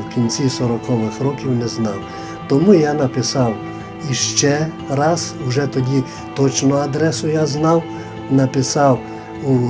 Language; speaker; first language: Ukrainian; native; Ukrainian